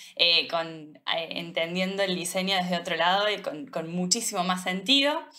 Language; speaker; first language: Spanish; native; Spanish